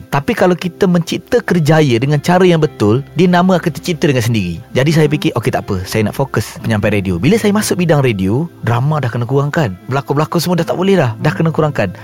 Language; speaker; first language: Malay; native; Malay